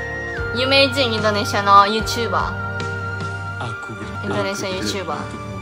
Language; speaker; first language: Japanese; non-native, fluent; Indonesian